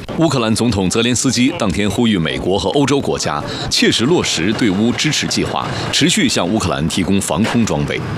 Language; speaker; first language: Chinese; native; Chinese